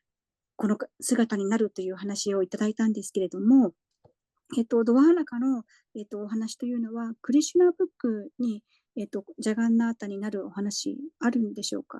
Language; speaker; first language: Japanese; native; Japanese